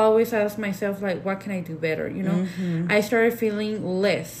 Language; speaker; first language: English; non-native, fluent; Spanish